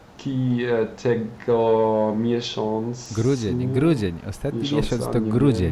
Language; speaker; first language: Polish; non-native, learner; German